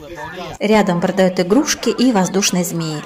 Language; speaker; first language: Russian; native; Russian